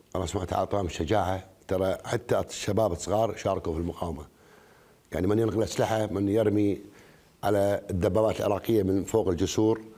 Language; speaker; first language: Arabic; native; Arabic